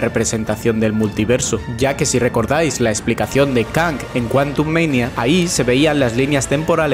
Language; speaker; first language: Spanish; native; Spanish